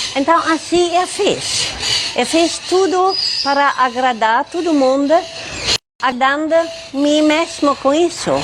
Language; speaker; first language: Portuguese; non-native, fluent; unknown